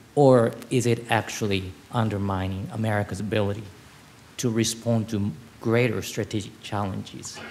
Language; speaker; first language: English; non-native, fluent; Khmer